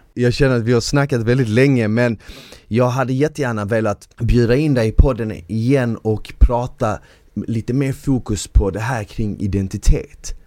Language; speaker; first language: Swedish; early bilingual, other home language; Bosnian